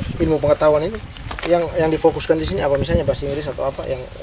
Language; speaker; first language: Indonesian; native; Indonesian